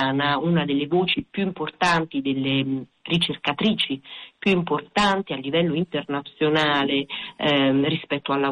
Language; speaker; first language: Italian; native; Italian